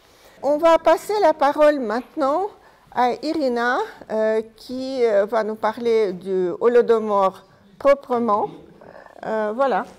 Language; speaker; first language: French; non-native, fluent; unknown